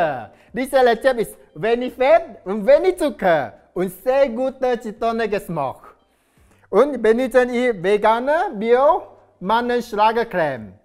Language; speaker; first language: German; non-native, learner; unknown